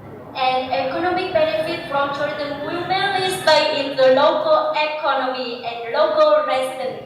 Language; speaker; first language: English; non-native, learner; Vietnamese